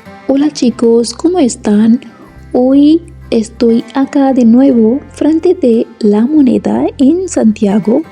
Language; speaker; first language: Spanish; non-native, fluent; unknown